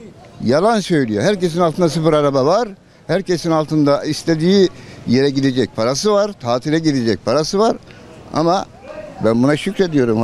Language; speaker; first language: Turkish; native; Turkish